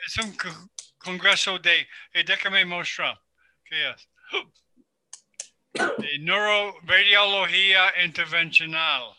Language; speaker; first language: Spanish; non-native, learner; English